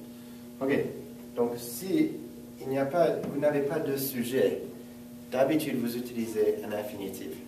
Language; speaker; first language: French; non-native, fluent; English